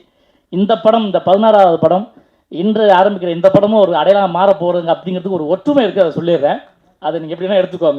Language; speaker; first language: Tamil; native; Tamil